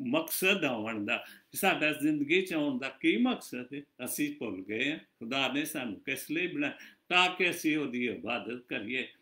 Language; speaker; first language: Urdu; non-native, local second language; Punjabi